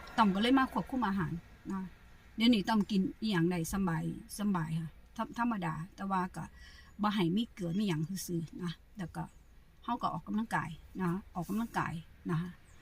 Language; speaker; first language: Thai; native; Thai